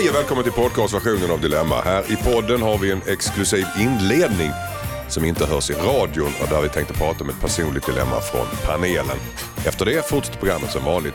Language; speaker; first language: Swedish; native; Swedish